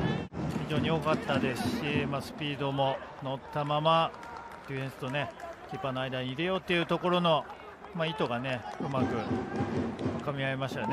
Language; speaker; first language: Japanese; native; Japanese